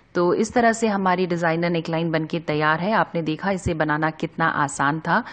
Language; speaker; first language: Hindi; native; Hindi